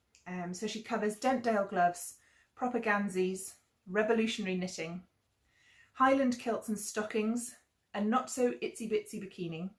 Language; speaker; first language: English; native; English